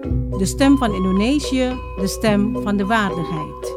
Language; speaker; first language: Dutch; non-native, fluent; Indonesian